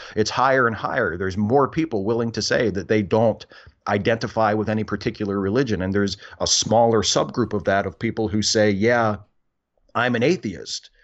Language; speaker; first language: English; native; English